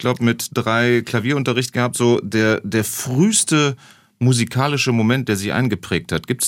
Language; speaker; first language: German; native; German